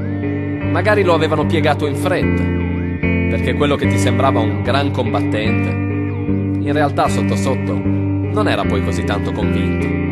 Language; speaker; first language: Italian; native; Italian